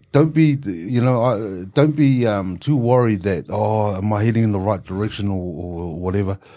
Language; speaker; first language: English; native; English